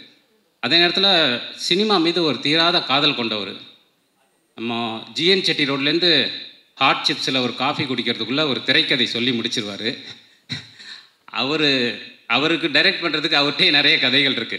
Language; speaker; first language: Tamil; native; Tamil